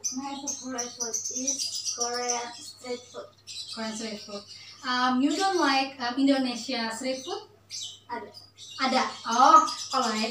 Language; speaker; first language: English; non-native, learner; Indonesian